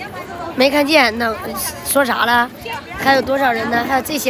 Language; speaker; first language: Chinese; native; Chinese